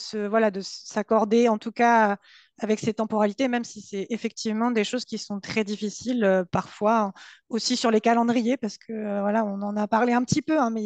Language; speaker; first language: French; native; French